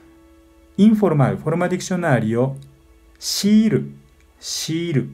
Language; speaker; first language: Spanish; non-native, fluent; Japanese